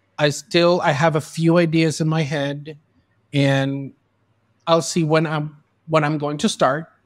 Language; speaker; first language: English; early bilingual, other home language; Spanish